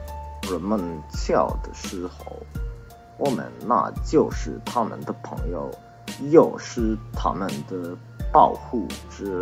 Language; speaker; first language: Chinese; non-native, learner; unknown